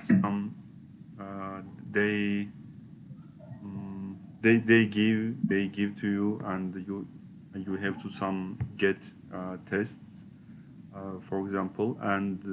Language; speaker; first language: English; non-native, learner; Turkish